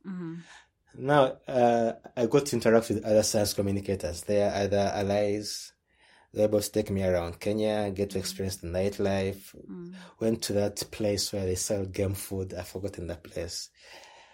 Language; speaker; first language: English; non-native, local second language; Ganda